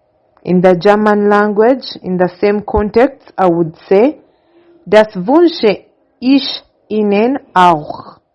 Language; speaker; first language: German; non-native, learner; English